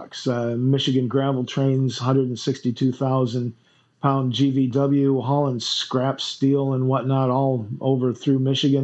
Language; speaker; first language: English; native; English